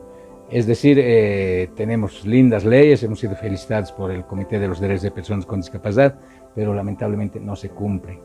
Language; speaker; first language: Spanish; native; Spanish